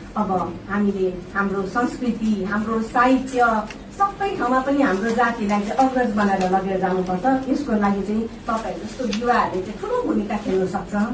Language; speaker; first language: Nepali; native; Nepali